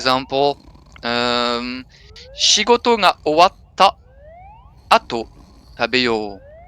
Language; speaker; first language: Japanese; non-native, fluent; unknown